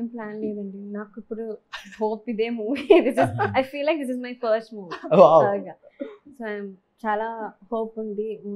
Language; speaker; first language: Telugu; non-native, learner; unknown